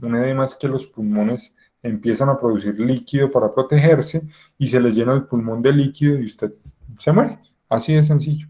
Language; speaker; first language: Spanish; native; Spanish